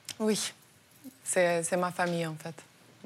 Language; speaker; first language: French; non-native, learner; Norwegian